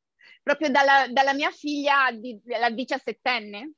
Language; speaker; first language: Italian; native; Italian